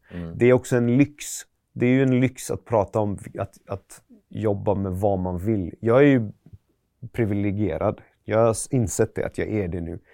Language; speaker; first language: Swedish; early bilingual, other home language; Persian